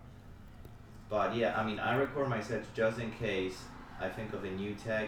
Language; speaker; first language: English; non-native, fluent; Polish